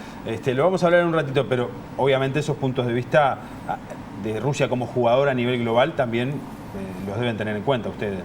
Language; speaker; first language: Spanish; native; Spanish